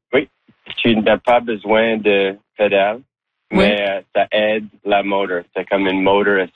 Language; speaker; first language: French; non-native, learner; English